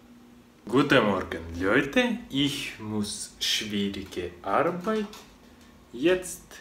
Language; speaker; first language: German; non-native, learner; Russian